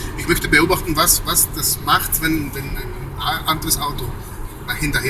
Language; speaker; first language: German; non-native, learner; Greek